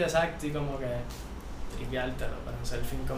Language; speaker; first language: Spanish; native; Spanish